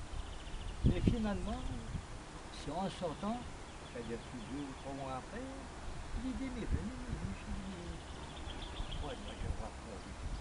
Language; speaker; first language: French; non-native, local second language; Kabyle